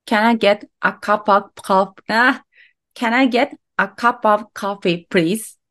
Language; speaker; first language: English; non-native, learner; Japanese